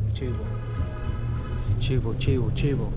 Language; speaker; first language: Spanish; non-native, learner; English